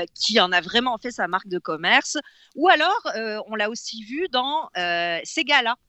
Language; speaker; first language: French; native; French